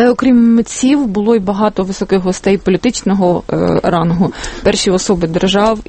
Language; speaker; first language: Ukrainian; native; Ukrainian